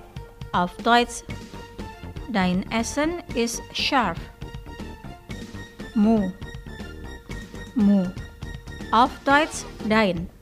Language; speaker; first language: German; non-native, fluent; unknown